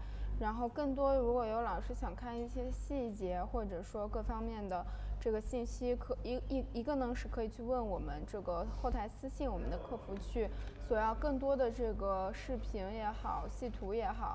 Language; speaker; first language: Chinese; native; Chinese